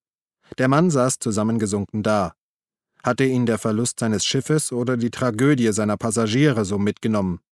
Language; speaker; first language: German; native; German